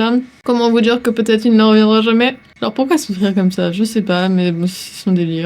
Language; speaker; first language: French; native; French